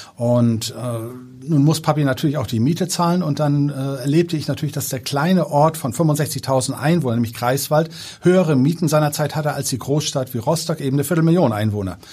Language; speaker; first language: German; early bilingual, other home language; Danish